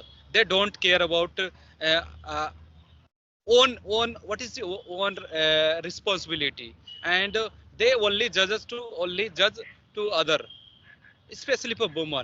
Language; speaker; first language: English; non-native, learner; Hindi